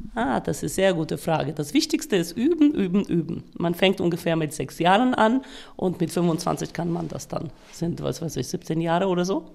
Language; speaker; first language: German; non-native, fluent; Polish